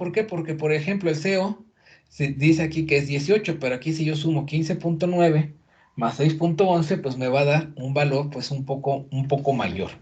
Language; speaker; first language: Spanish; native; Spanish